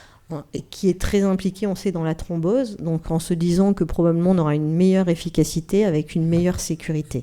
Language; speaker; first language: French; native; French